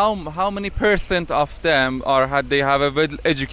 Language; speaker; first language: English; non-native, learner; Chinese